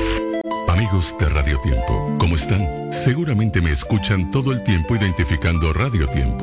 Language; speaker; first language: Spanish; native; Spanish